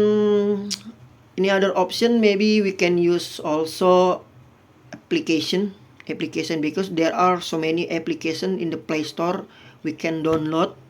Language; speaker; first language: English; non-native, fluent; Indonesian